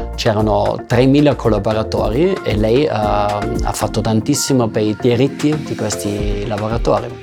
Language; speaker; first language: Italian; non-native, fluent; German